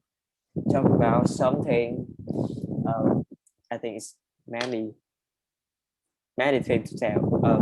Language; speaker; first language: English; non-native, learner; Vietnamese